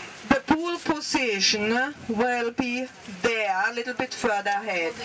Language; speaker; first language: English; non-native, fluent; Italian